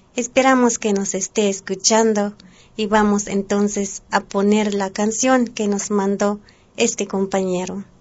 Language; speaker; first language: Spanish; non-native, local second language; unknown